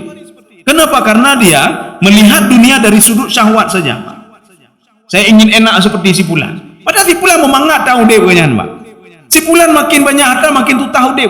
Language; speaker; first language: Indonesian; native; Indonesian